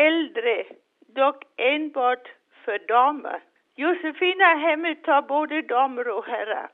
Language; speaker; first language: Swedish; non-native, fluent; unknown